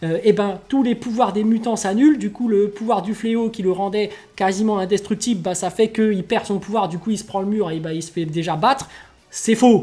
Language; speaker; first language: French; native; French